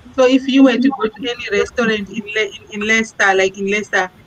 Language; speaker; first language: English; non-native, local second language; Shona